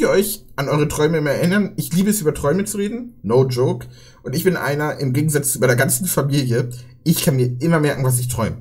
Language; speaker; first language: German; native; German